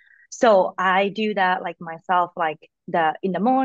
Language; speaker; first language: English; non-native, learner; Japanese